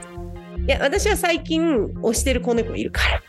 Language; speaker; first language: Japanese; native; Japanese